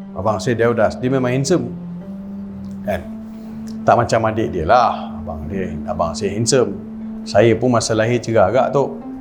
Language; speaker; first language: Malay; non-native, local second language; Tamil